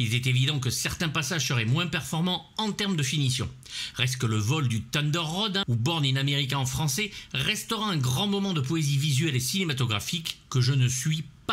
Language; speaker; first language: French; native; French